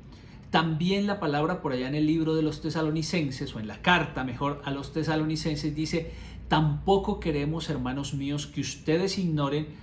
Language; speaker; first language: Spanish; native; Spanish